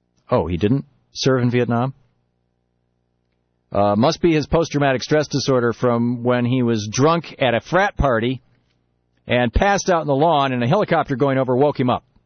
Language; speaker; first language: English; native; English